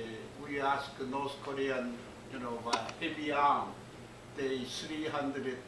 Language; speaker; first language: English; non-native, learner; Korean